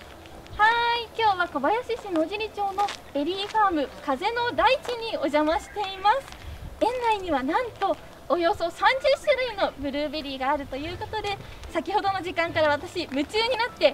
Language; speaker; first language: Japanese; native; Japanese